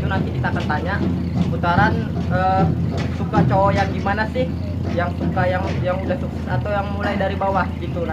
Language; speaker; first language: Indonesian; native; Indonesian